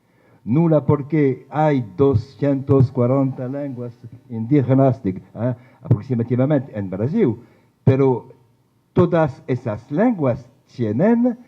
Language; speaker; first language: Spanish; non-native, fluent; French